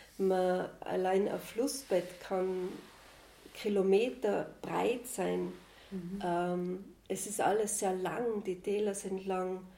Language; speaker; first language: German; native; German